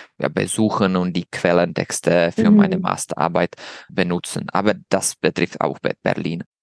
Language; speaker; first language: German; non-native, fluent; Czech